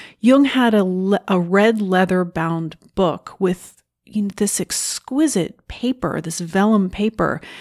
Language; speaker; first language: English; native; English